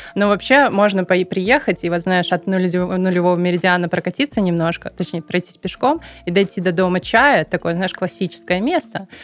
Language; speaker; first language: Russian; non-native, local second language; Tatar